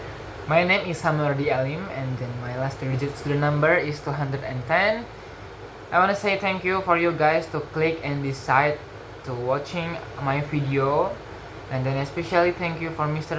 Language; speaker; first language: English; non-native, learner; Indonesian